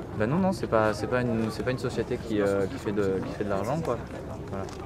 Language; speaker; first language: French; native; French